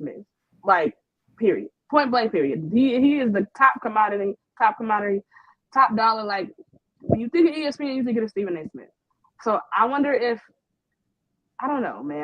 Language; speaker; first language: English; native; English